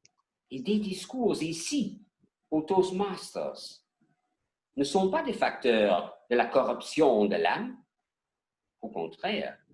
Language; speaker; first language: French; non-native, learner; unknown